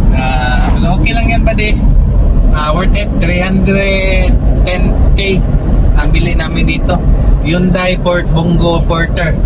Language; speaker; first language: Filipino; non-native, local second language; Cebuano